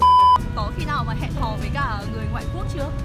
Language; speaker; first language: Vietnamese; native; Vietnamese